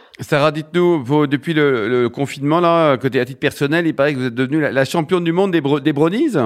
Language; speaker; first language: French; native; French